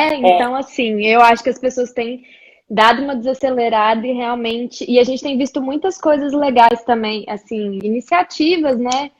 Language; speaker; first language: Portuguese; native; Portuguese